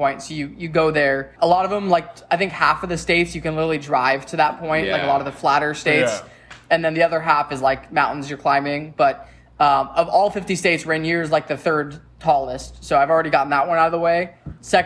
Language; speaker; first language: English; native; English